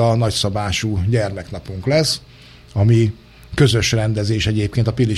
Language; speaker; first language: Hungarian; native; Hungarian